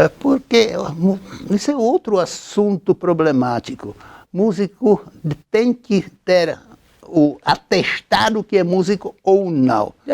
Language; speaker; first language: Portuguese; non-native, fluent; Czech